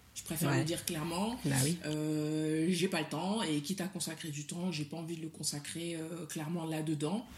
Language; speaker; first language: French; non-native, local second language; Soninke